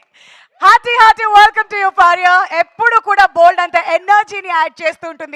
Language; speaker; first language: Telugu; native; Telugu